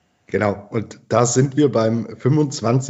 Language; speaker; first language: German; native; German